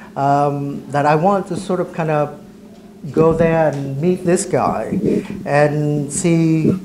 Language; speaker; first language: English; early bilingual, other home language; Vietnamese